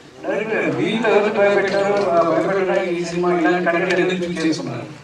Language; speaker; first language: Telugu; native; Telugu